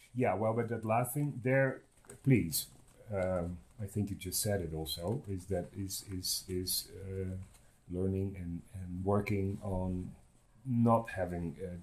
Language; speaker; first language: English; non-native, fluent; Dutch